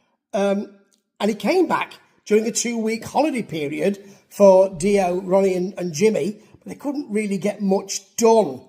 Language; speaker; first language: English; native; English